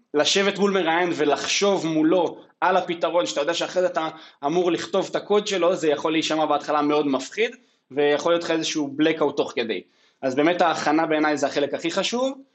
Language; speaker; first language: Hebrew; native; Hebrew